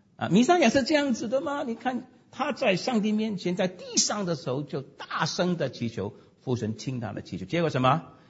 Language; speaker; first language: Chinese; non-native, local second language; Cantonese